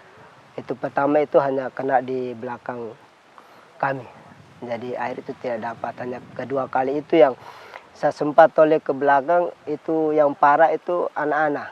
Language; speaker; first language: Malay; non-native, local second language; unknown